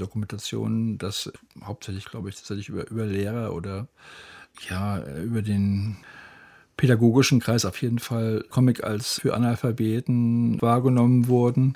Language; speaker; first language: German; native; German